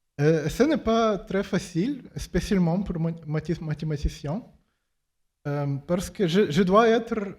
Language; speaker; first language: French; non-native, fluent; Ukrainian